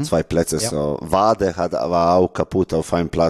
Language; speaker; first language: German; non-native, learner; Serbian